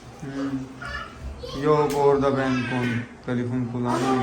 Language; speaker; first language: Turkish; non-native, learner; Urdu